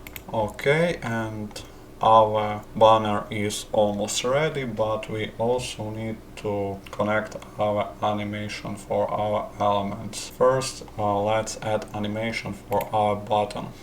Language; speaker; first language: English; non-native, fluent; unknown